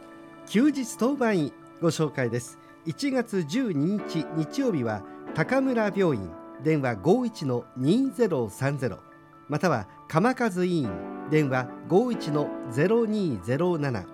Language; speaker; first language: Japanese; native; Japanese